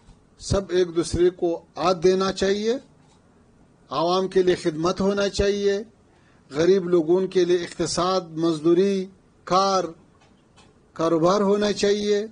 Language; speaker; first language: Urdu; non-native, fluent; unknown